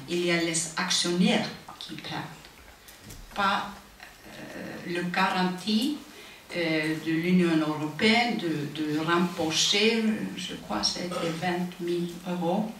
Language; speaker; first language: French; non-native, fluent; Icelandic